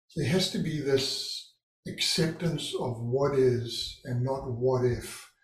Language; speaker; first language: English; native; English